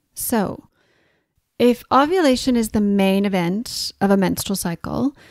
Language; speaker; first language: English; native; English